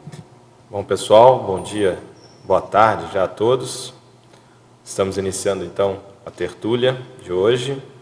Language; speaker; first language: Portuguese; native; Portuguese